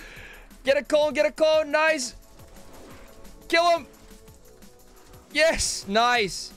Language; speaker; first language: English; non-native, fluent; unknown